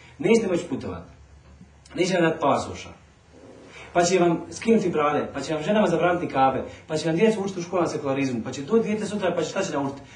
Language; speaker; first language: Bosnian; native; Bosnian